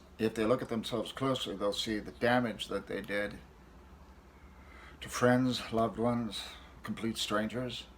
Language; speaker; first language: English; native; English